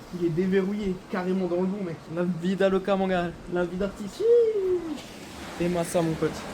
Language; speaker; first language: French; native; French